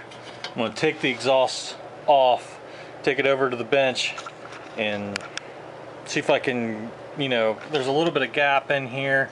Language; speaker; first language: English; native; English